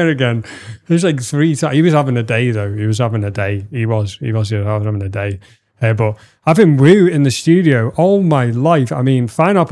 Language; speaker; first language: English; native; English